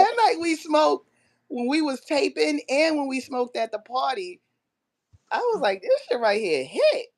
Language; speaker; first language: English; native; English